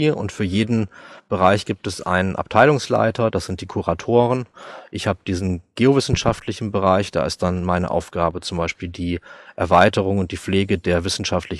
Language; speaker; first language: German; native; German